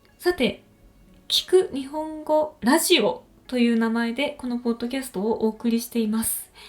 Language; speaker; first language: Japanese; native; Japanese